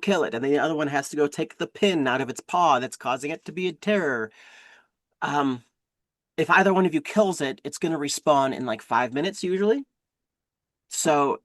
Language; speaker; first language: English; native; English